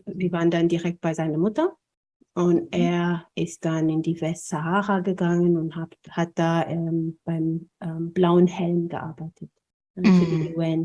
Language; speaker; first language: German; non-native, fluent; Amharic